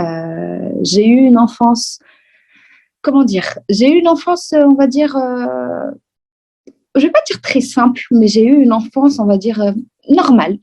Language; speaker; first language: French; non-native, local second language; Arabic